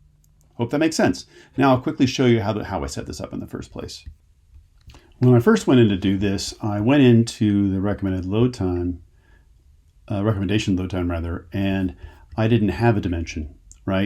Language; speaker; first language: English; native; English